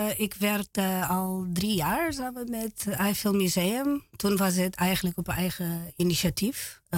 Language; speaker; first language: Dutch; non-native, fluent; Portuguese